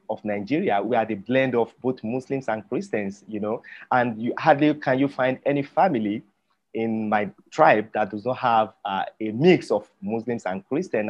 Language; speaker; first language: English; non-native, local second language; Yoruba